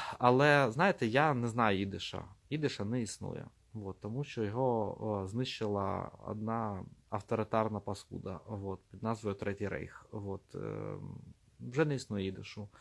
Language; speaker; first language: Ukrainian; non-native, local second language; Russian